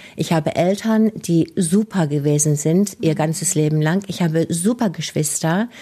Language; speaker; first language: German; non-native, fluent; English